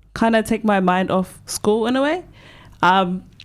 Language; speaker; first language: English; native; English